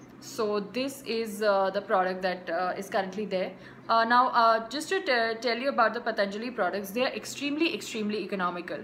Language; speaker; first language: English; non-native, local second language; Hindi